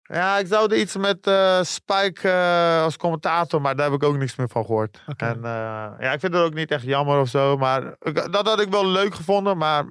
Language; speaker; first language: Dutch; early bilingual, other home language; Persian